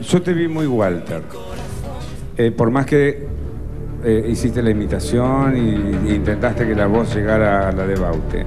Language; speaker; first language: Spanish; native; Spanish